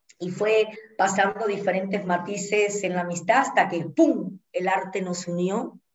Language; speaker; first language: Spanish; native; Spanish